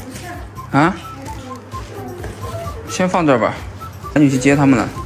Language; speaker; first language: Chinese; native; Chinese